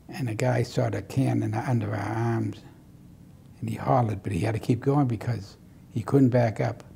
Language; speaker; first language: English; native; English